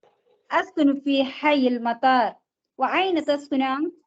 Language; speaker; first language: Arabic; non-native, learner; Tamil